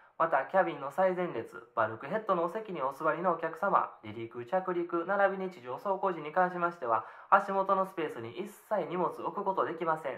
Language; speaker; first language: Japanese; native; Japanese